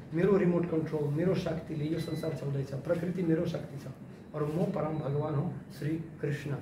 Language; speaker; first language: Nepali; non-native, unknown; Russian